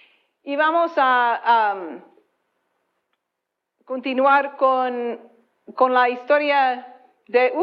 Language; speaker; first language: Spanish; non-native, fluent; English